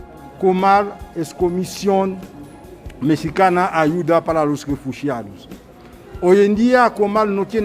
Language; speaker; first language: Spanish; non-native, fluent; Haitian Creole